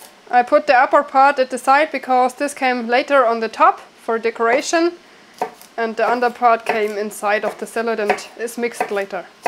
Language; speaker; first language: English; non-native, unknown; German